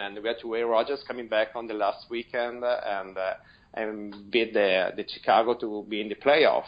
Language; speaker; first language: English; non-native, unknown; Italian